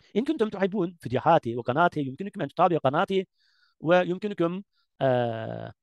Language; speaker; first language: Arabic; non-native, learner; Turkish